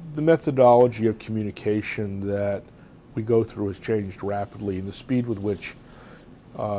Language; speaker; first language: English; native; English